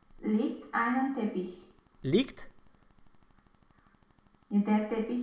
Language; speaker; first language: German; non-native, learner; Romanian